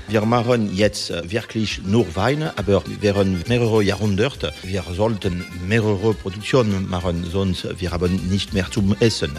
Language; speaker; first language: German; non-native, fluent; French